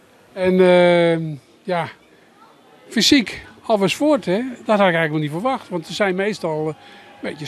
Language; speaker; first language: Dutch; native; Dutch